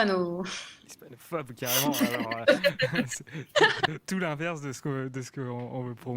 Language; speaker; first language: French; native; French